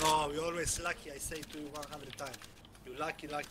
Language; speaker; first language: English; non-native, learner; Polish